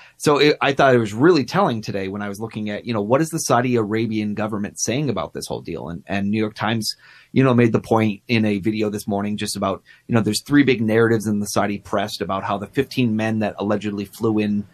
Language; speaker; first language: English; native; English